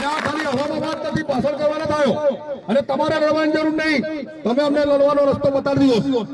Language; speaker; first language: Gujarati; non-native, local second language; Bhili